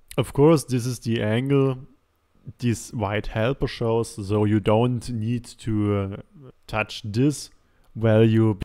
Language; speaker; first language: English; non-native, fluent; German